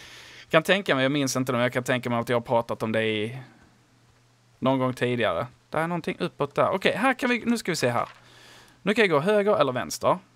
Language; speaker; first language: Swedish; native; Swedish